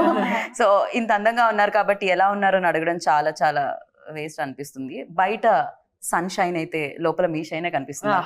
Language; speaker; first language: Telugu; native; Telugu